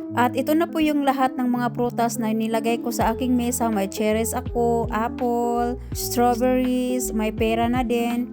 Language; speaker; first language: Filipino; non-native, local second language; Cebuano